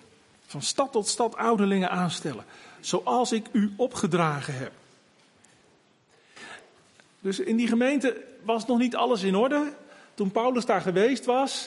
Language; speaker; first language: Dutch; native; Dutch